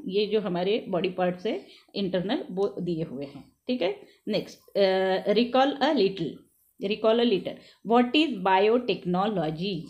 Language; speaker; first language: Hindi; non-native, local second language; Marathi